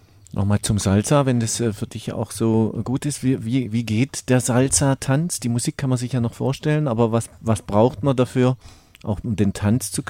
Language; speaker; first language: German; native; German